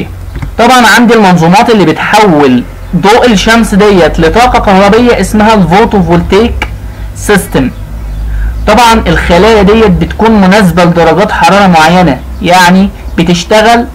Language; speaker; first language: Arabic; native; Arabic